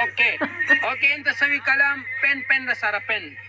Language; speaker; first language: Arabic; non-native, learner; Urdu